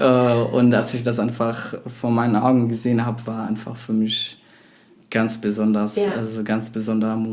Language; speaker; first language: German; non-native, fluent; Arabic